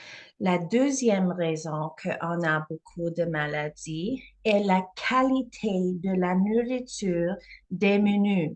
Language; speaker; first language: French; non-native, learner; English